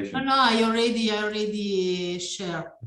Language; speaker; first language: English; non-native, learner; Italian